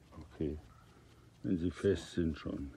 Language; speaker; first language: German; native; German